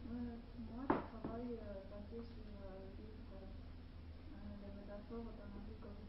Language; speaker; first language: French; non-native, learner; Chinese